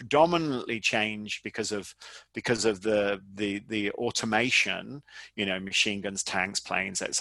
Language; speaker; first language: English; native; English